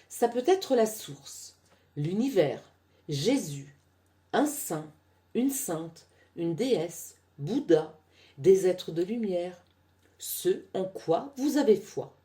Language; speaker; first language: French; native; French